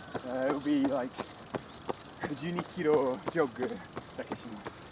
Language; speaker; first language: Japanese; non-native, learner; English